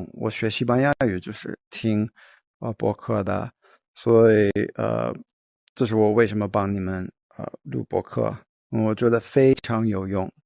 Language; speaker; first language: Chinese; non-native, fluent; English